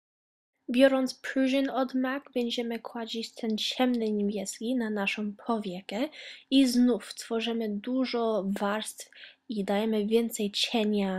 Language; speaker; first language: Polish; early bilingual, heritage; Polish